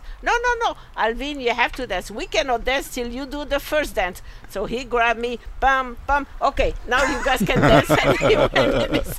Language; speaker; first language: English; non-native, fluent; French